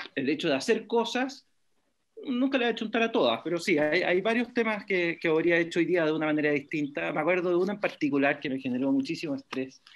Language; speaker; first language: Spanish; native; Spanish